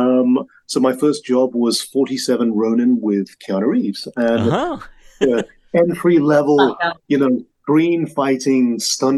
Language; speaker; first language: English; native; English